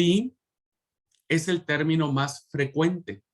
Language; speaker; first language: Spanish; native; Spanish